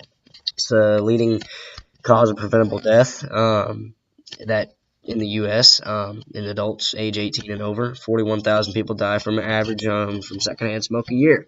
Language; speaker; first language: English; native; English